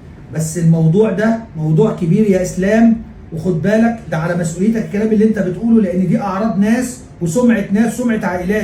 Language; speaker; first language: Arabic; native; Arabic